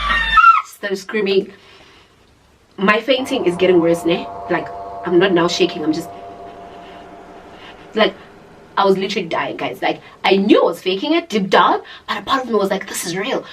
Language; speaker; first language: English; non-native, local second language; Zulu